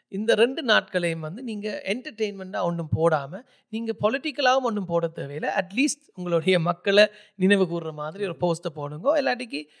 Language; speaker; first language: Tamil; early bilingual, heritage; Tamil